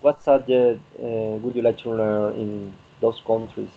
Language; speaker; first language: English; non-native, learner; Spanish